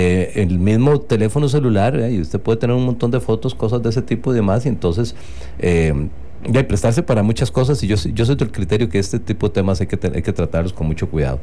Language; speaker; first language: Spanish; native; Spanish